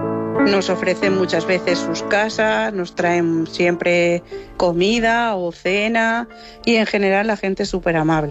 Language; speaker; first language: Spanish; native; Spanish